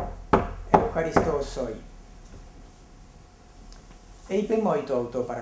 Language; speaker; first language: Greek; non-native, fluent; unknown